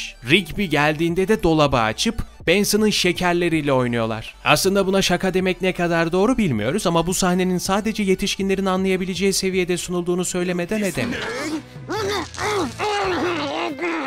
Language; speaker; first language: Turkish; native; Turkish